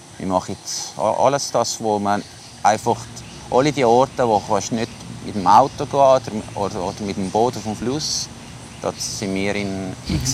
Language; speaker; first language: German; non-native, local second language; Italian